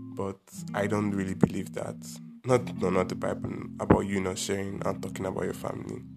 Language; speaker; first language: English; non-native, local second language; Igbo